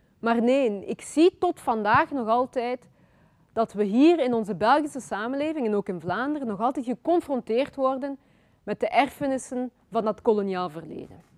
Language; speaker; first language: Dutch; early bilingual, other home language; Lingala